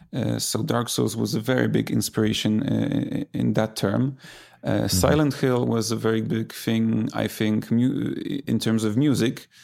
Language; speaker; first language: English; non-native, fluent; Polish